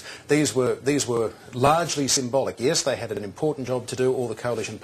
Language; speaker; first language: English; native; English